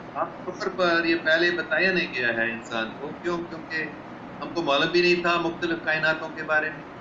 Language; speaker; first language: Urdu; non-native, fluent; English